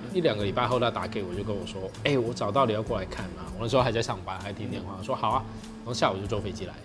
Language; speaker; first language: Chinese; non-native, local second language; Cantonese